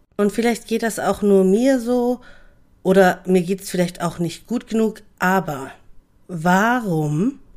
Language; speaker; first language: German; native; German